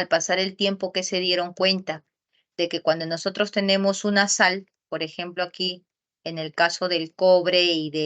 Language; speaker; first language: Spanish; native; Spanish